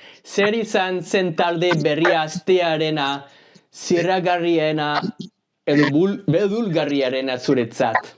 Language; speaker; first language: Basque; non-native, learner; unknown